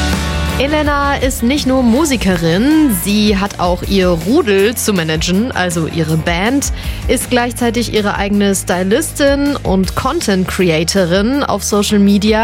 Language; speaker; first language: German; native; German